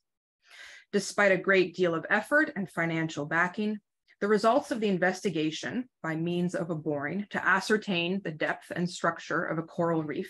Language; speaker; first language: English; native; English